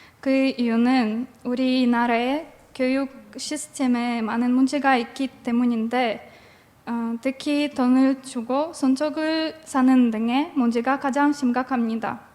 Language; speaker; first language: Korean; non-native, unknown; Russian